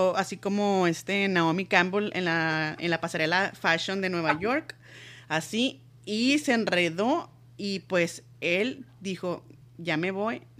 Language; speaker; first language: Spanish; native; Spanish